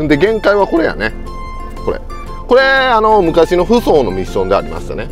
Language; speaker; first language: Japanese; native; Japanese